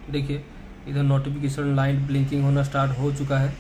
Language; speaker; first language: Hindi; non-native, local second language; Odia